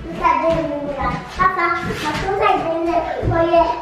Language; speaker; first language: Polish; early bilingual, heritage; Polish